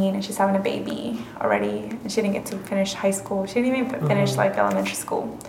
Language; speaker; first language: English; early bilingual, other home language; Spanish